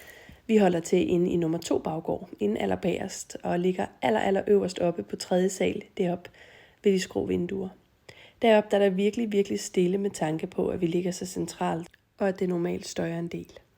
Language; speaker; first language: Danish; native; Danish